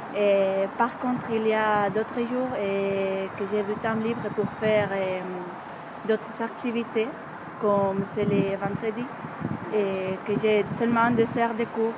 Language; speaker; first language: French; non-native, fluent; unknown